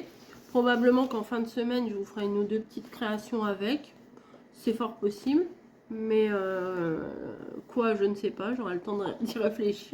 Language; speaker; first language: French; native; French